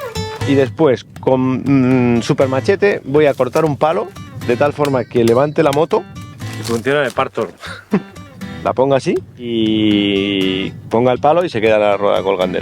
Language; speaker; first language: Spanish; native; Spanish